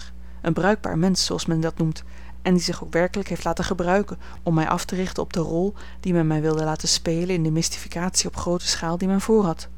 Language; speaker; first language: Dutch; native; Dutch